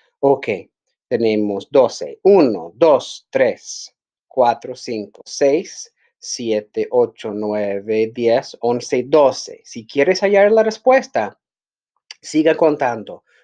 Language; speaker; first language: Spanish; non-native, fluent; English